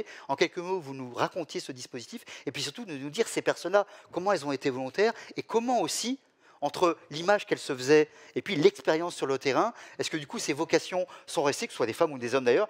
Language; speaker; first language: French; native; French